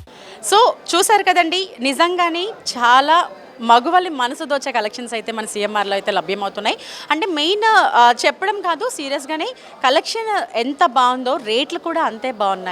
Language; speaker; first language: Telugu; native; Telugu